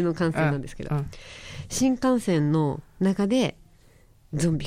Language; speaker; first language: Japanese; native; Japanese